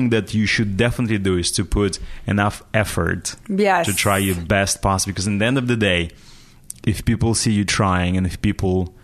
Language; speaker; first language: English; non-native, fluent; Russian